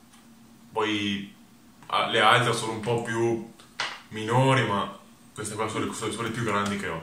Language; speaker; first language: Italian; early bilingual, other home language; Russian